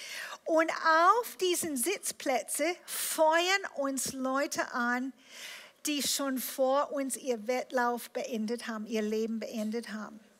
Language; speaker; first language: German; non-native, fluent; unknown